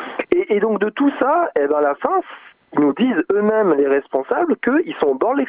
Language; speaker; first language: French; native; French